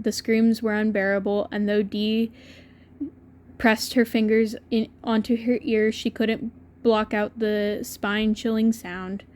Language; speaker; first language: English; native; English